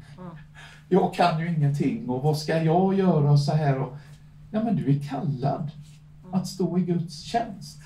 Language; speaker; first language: Swedish; native; Swedish